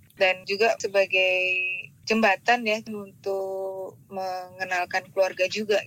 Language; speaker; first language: Indonesian; non-native, local second language; Javanese